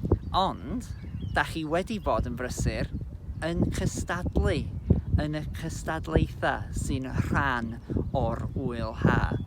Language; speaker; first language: Welsh; native; Welsh